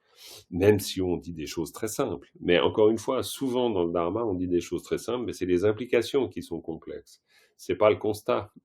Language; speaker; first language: French; native; French